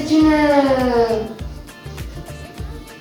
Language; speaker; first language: French; non-native, learner; Arabic